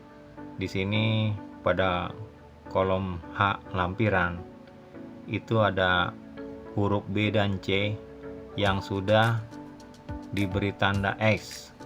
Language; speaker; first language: Indonesian; native; Indonesian